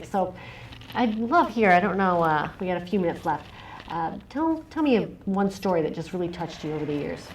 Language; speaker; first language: English; native; English